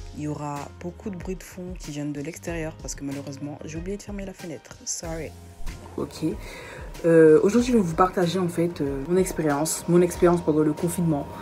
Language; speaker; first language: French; early bilingual, other home language; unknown